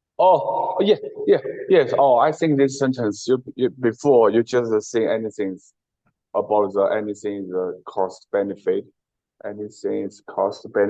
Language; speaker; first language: English; non-native, learner; Chinese